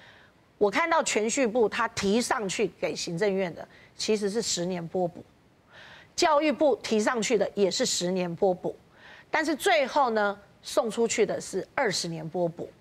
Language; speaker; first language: Chinese; native; Chinese